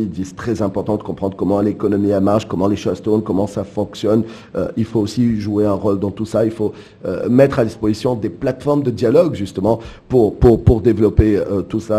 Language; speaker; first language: French; non-native, local second language; Arabic